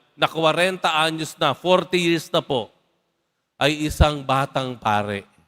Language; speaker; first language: Filipino; native; Filipino